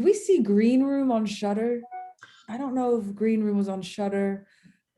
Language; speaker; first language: English; native; English